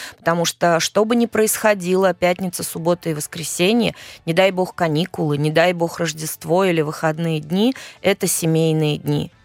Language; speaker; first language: Russian; native; Russian